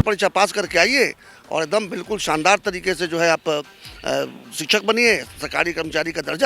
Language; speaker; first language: Hindi; native; Hindi